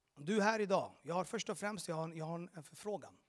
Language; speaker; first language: Swedish; early bilingual, other home language; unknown